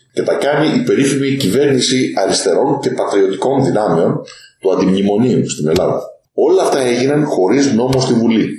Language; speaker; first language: Greek; native; Greek